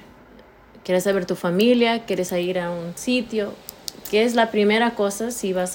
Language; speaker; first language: Spanish; early bilingual, heritage; Spanish